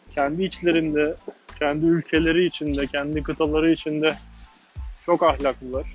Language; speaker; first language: Turkish; native; Turkish